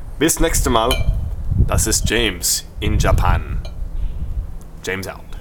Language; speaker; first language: German; non-native, learner; English